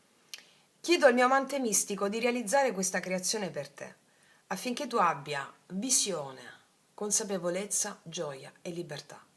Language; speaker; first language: Italian; native; Italian